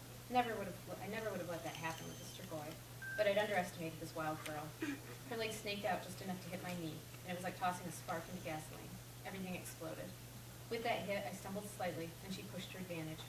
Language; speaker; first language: English; native; English